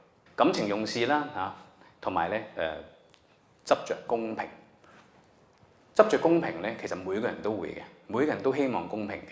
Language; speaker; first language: Cantonese; native; Cantonese